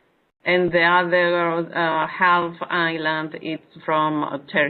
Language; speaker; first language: English; non-native, learner; Greek